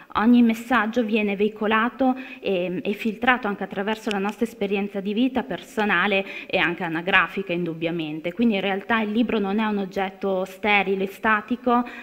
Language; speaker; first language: Italian; native; Italian